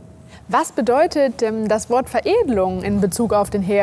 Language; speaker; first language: German; native; German